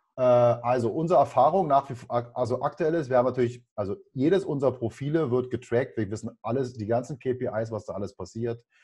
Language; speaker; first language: German; native; German